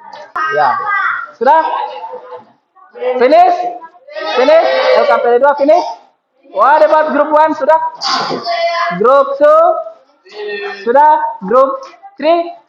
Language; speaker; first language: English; non-native, fluent; Indonesian